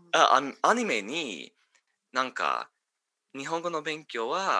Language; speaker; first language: Japanese; non-native, fluent; English